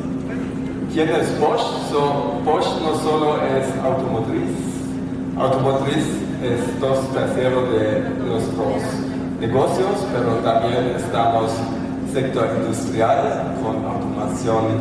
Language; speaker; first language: Spanish; non-native, fluent; German